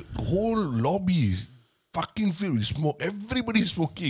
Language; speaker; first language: English; non-native, local second language; Tamil